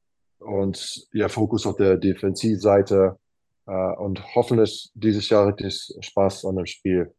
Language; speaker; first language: German; non-native, fluent; English